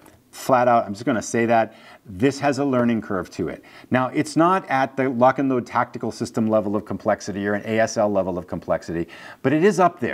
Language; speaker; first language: English; native; English